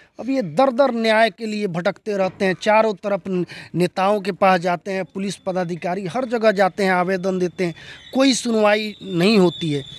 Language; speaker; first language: Hindi; native; Hindi